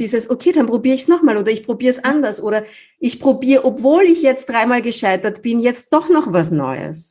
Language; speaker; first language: German; native; German